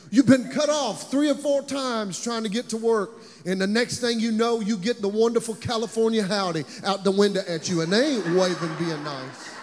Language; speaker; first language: English; native; English